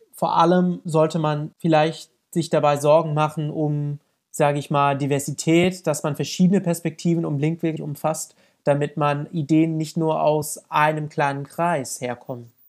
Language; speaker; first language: German; non-native, fluent; English